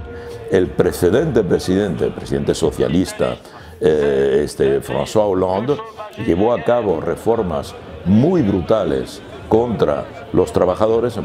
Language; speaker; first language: Spanish; native; Spanish